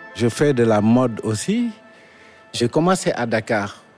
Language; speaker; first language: French; non-native, local second language; Wolof